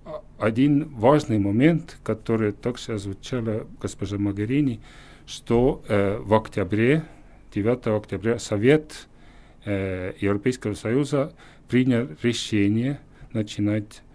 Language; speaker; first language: Russian; non-native, fluent; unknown